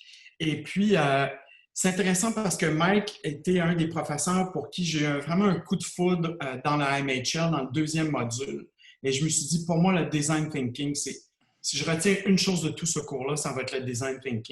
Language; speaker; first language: French; native; French